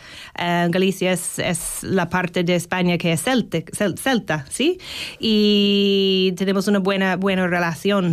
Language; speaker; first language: Spanish; non-native, fluent; English